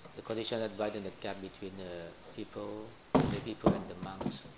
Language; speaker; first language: English; non-native, fluent; Thai